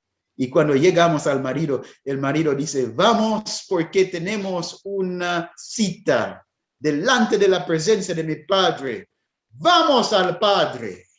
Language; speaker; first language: Spanish; non-native, fluent; English